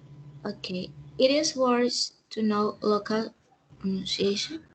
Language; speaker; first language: English; non-native, learner; Spanish